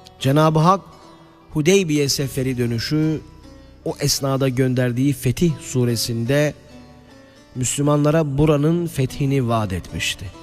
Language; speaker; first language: Turkish; native; Turkish